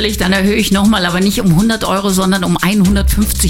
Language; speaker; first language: German; native; German